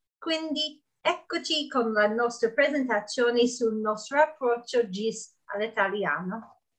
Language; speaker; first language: Italian; non-native, learner; English